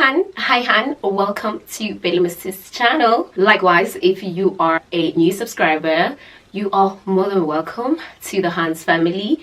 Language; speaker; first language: English; non-native, local second language; Zulu